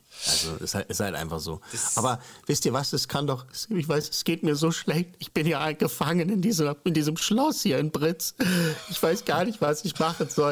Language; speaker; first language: German; native; German